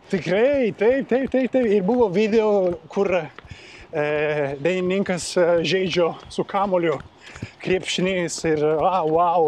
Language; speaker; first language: Lithuanian; non-native, learner; Italian